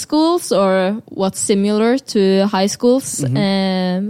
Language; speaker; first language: English; non-native, fluent; Norwegian